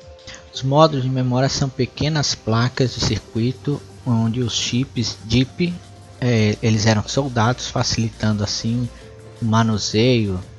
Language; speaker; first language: Portuguese; native; Portuguese